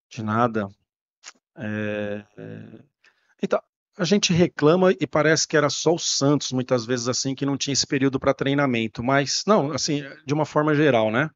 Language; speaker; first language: Portuguese; native; Portuguese